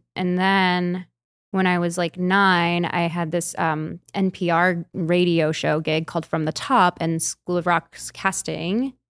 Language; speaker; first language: English; early bilingual, other home language; Filipino